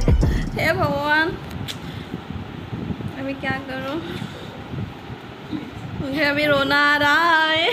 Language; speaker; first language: Hindi; non-native, local second language; Assamese